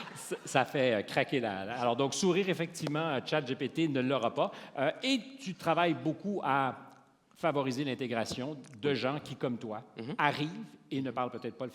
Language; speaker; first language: French; native; French